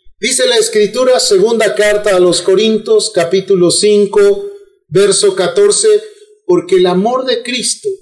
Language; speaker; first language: Spanish; native; Spanish